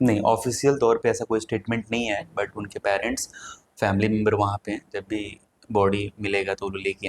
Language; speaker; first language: Hindi; native; Hindi